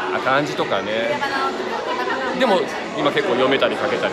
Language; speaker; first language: Japanese; native; Japanese